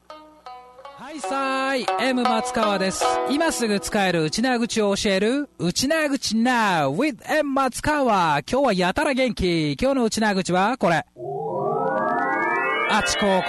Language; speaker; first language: Japanese; native; Japanese